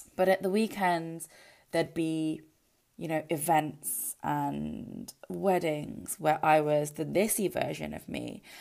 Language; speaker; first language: English; native; English